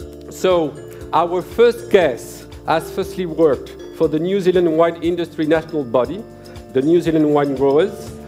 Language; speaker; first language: English; non-native, fluent; French